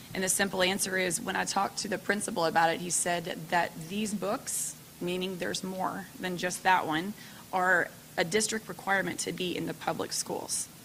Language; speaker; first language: English; native; English